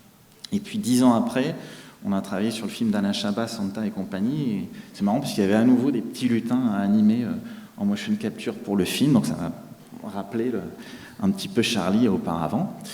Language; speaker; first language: French; native; French